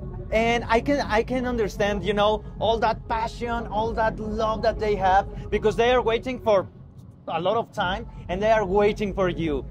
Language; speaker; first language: English; non-native, fluent; Spanish